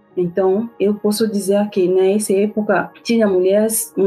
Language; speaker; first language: Portuguese; non-native, fluent; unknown